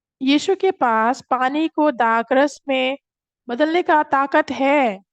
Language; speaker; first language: Hindi; non-native, fluent; Korean